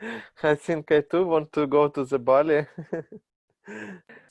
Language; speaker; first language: English; non-native, learner; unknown